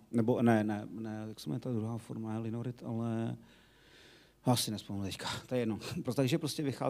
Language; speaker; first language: Czech; native; Czech